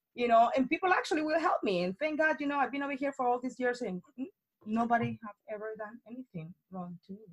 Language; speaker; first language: English; non-native, fluent; Spanish